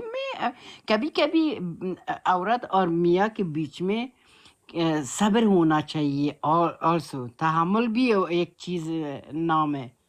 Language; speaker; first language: Hindi; non-native, learner; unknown